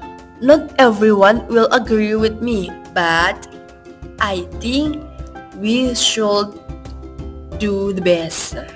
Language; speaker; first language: English; non-native, learner; Indonesian